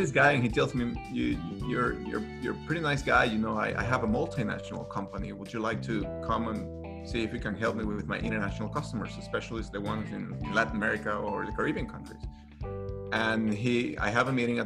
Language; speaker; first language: English; non-native, fluent; Spanish